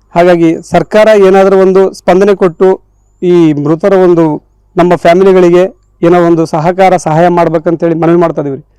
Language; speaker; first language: Kannada; non-native, local second language; Lambadi